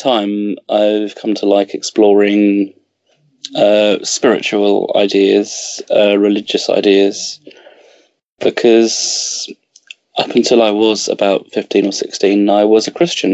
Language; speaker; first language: English; native; English